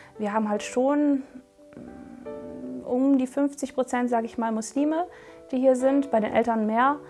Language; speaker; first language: German; native; German